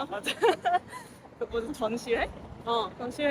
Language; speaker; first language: Korean; non-native, fluent; Cantonese